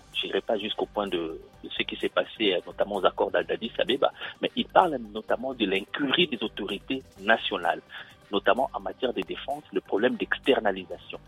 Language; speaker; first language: French; non-native, local second language; Lingala